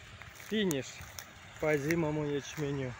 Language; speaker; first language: Russian; native; Russian